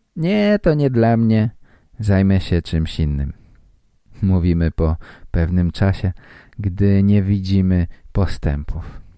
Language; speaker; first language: Polish; native; Polish